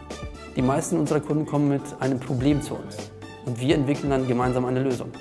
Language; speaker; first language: German; native; German